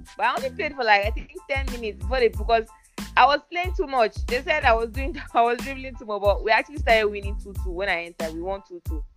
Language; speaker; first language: English; non-native, local second language; Yoruba